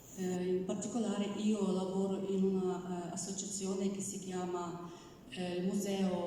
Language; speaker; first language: Italian; non-native, learner; Ukrainian